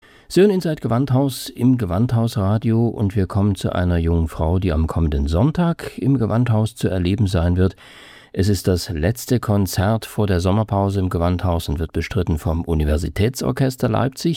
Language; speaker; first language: German; native; German